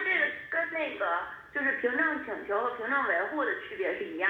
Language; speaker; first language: Chinese; native; Chinese